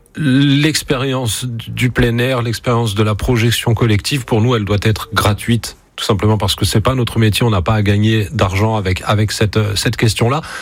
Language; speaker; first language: French; native; French